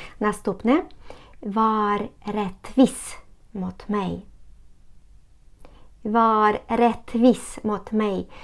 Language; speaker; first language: Swedish; non-native, learner; Ukrainian